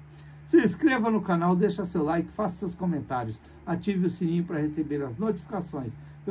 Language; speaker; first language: Portuguese; native; Portuguese